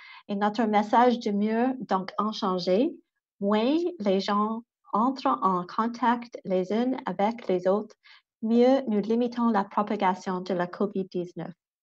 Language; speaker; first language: French; non-native, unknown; English